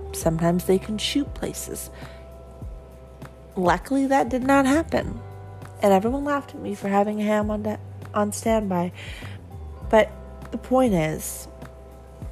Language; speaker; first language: English; native; English